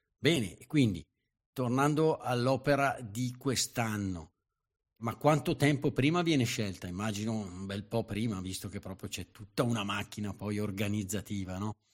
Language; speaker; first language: Italian; native; Italian